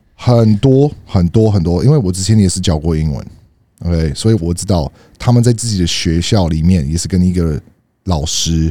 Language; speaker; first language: Chinese; non-native, fluent; English